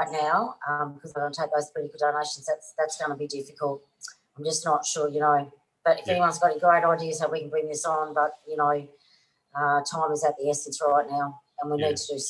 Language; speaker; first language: English; native; English